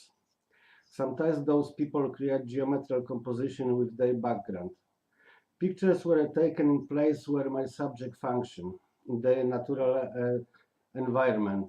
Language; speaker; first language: English; non-native, learner; Polish